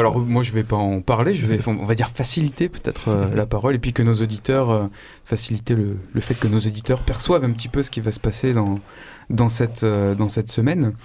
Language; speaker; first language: French; native; French